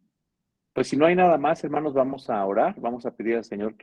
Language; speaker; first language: Spanish; native; Spanish